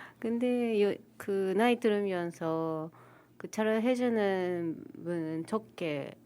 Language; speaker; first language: Korean; non-native, fluent; Japanese